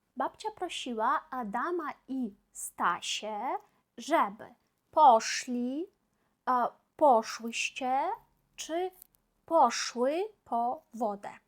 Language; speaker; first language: Polish; non-native, fluent; Ukrainian